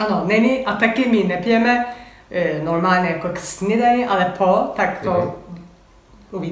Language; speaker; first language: Czech; non-native, learner; Turkish